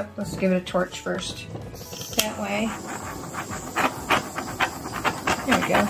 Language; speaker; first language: English; native; English